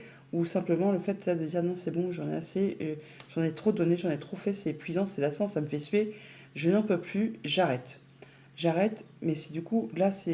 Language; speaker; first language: French; native; French